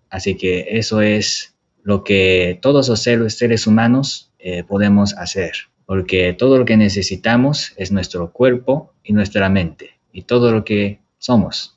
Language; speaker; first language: Spanish; non-native, fluent; Japanese